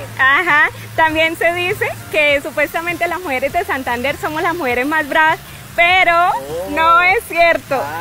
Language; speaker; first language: Spanish; native; Spanish